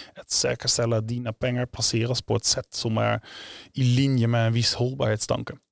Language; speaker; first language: Swedish; non-native, fluent; Dutch